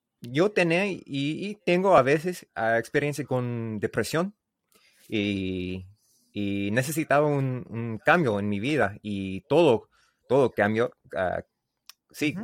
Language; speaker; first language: Spanish; non-native, learner; English